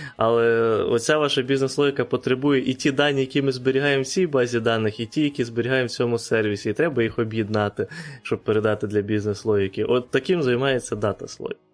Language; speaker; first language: Ukrainian; native; Ukrainian